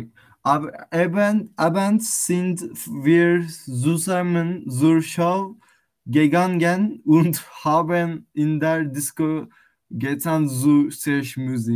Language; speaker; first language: German; non-native, learner; Turkish